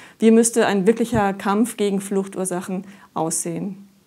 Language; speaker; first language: German; native; German